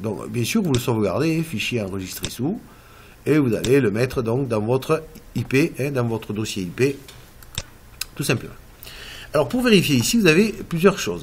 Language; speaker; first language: French; native; French